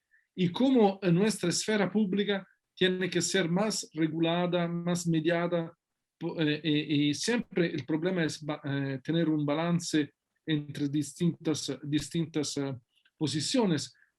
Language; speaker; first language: Spanish; non-native, fluent; Italian